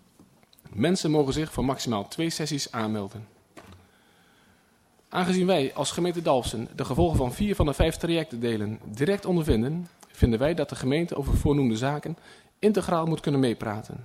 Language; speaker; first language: Dutch; native; Dutch